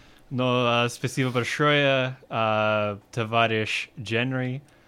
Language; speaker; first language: Russian; non-native, learner; English